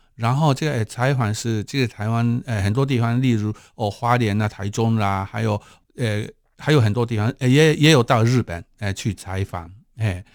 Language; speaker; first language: Chinese; non-native, fluent; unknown